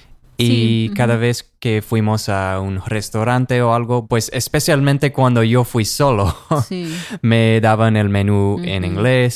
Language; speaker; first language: Spanish; non-native, fluent; English